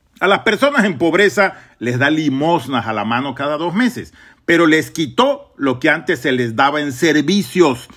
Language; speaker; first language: Spanish; native; Spanish